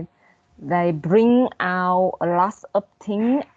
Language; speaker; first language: English; non-native, learner; Vietnamese